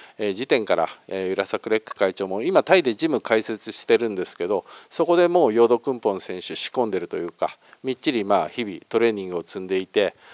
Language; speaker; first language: Japanese; native; Japanese